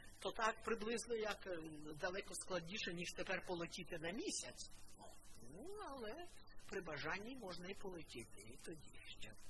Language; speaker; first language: Ukrainian; non-native, local second language; Russian